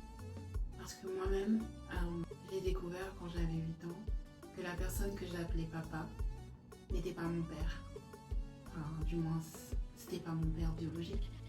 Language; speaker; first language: French; native; French